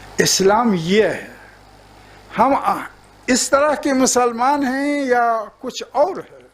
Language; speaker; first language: Urdu; non-native, fluent; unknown